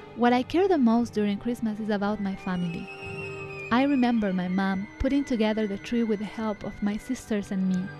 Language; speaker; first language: English; non-native, fluent; Spanish